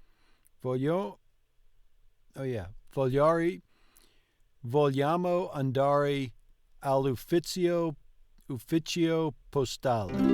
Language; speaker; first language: Italian; non-native, learner; English